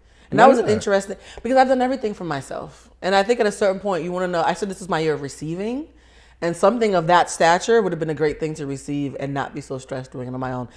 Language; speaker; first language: English; native; English